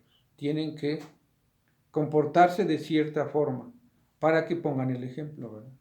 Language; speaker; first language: Spanish; native; Spanish